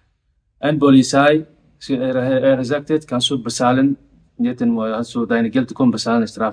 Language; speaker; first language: German; non-native, learner; Somali